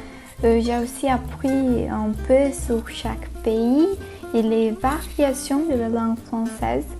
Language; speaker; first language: French; non-native, fluent; Portuguese